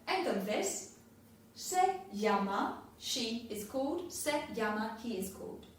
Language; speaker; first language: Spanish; non-native, fluent; English